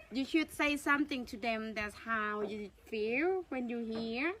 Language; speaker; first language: English; non-native, learner; Northeastern Thai